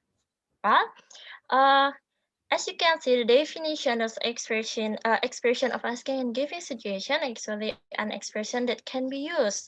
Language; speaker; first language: English; non-native, learner; Indonesian